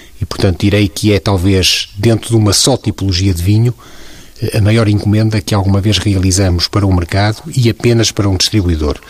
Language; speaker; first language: Portuguese; native; Portuguese